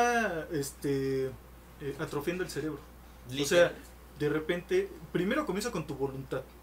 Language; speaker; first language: Spanish; native; Spanish